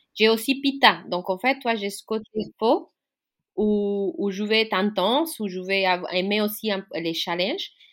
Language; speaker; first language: French; non-native, fluent; Spanish